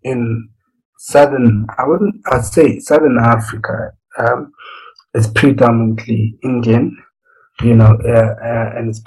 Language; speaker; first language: English; non-native, local second language; Zulu